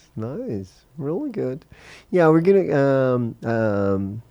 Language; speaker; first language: English; non-native, fluent; Portuguese